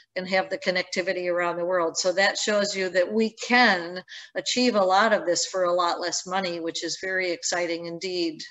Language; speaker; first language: English; native; English